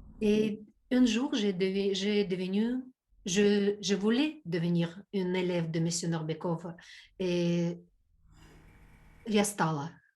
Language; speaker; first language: French; non-native, learner; Russian